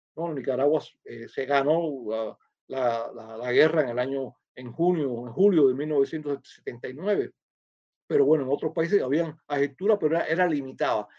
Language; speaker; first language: Spanish; native; Spanish